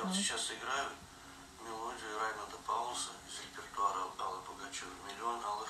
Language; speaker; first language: Russian; native; Russian